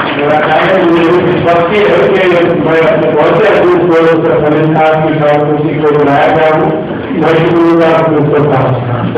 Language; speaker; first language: Urdu; native; Urdu